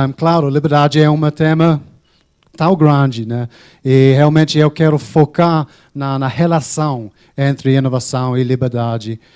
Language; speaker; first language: Portuguese; non-native, fluent; English